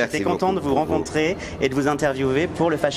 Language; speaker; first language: French; native; French